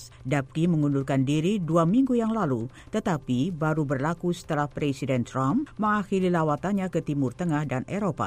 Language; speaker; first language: Indonesian; native; Indonesian